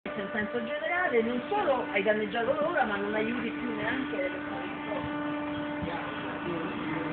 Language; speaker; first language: Italian; native; Italian